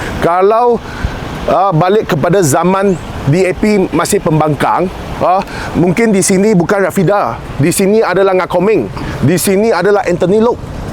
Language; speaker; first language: Malay; non-native, local second language; Chinese